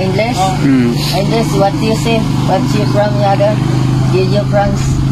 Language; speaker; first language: English; non-native, learner; Filipino